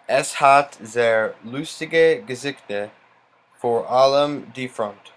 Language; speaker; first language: German; non-native, learner; English